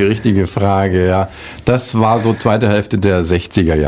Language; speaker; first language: German; native; German